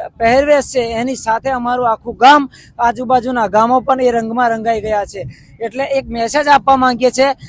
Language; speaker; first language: Gujarati; non-native, local second language; Rathawi